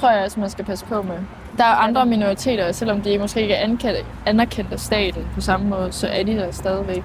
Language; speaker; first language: Danish; native; Danish